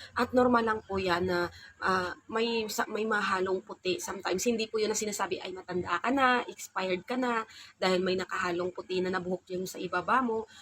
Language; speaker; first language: Filipino; non-native, local second language; Hiligaynon